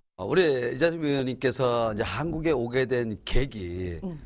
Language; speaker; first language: Korean; native; Korean